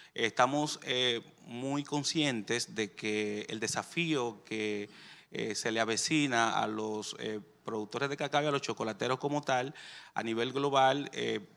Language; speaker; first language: Spanish; native; Spanish